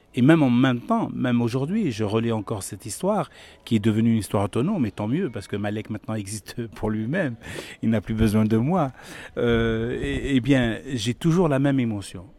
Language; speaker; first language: French; non-native, local second language; Arabic